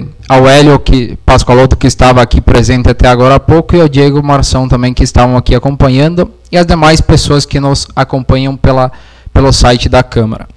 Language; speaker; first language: Portuguese; native; Portuguese